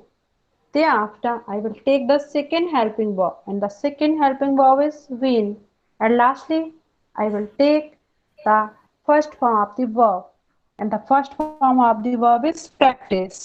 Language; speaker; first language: English; non-native, learner; Hindi